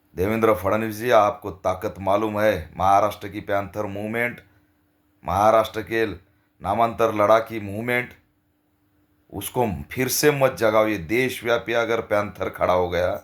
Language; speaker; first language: Hindi; non-native, local second language; Marathi